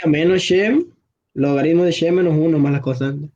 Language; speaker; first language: Spanish; native; Spanish